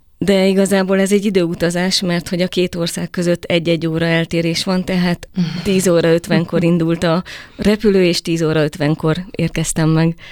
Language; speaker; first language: Hungarian; native; Hungarian